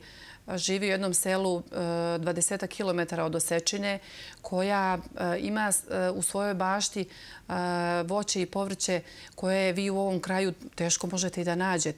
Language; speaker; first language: Serbian; native; Serbian